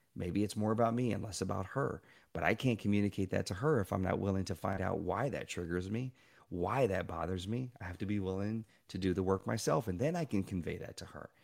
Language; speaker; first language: English; native; English